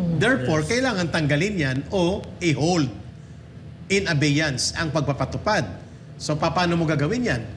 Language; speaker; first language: Filipino; non-native, local second language; Hiligaynon